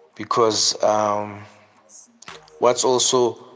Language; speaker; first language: English; non-native, local second language; Southern Sotho